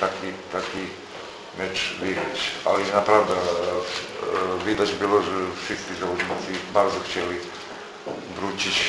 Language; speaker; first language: Polish; non-native, fluent; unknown